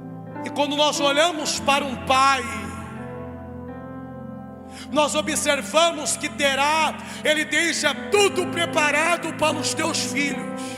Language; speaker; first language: Portuguese; native; Portuguese